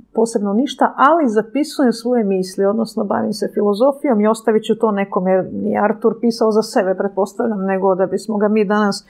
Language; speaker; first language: Serbian; native; Serbian